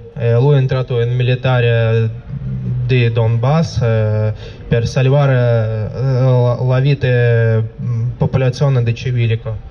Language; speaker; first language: Italian; non-native, learner; Russian